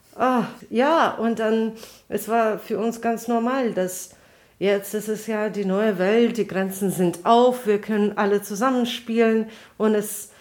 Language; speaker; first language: German; non-native, fluent; Russian